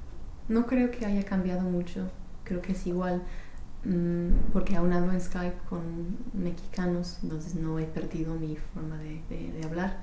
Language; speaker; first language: Spanish; non-native, fluent; English